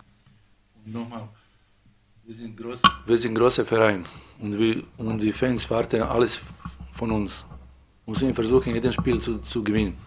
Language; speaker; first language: German; non-native, fluent; Serbian